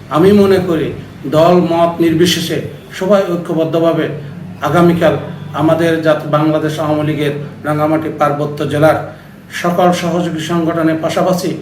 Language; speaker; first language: Bangla; non-native, local second language; Chakma